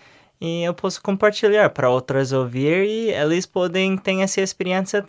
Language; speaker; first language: Portuguese; non-native, learner; English